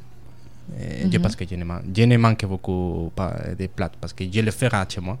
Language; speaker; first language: French; non-native, learner; Spanish